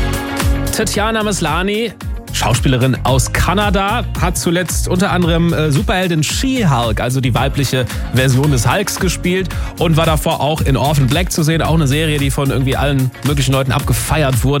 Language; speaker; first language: German; native; German